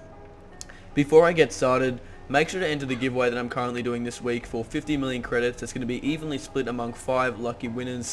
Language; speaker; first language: English; native; English